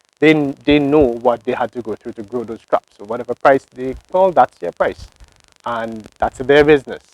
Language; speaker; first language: English; native; English